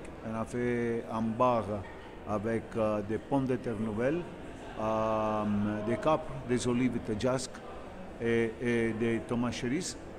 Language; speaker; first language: French; non-native, fluent; Italian